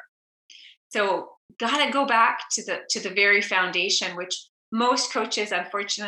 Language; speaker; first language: English; native; English